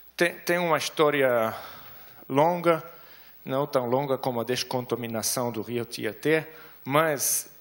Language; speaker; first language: Portuguese; non-native, fluent; German